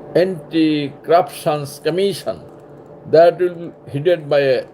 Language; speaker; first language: English; non-native, local second language; Bangla